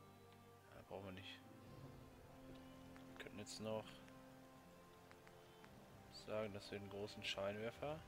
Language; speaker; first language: German; native; German